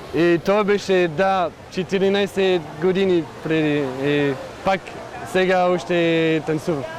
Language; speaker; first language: Bulgarian; non-native, learner; French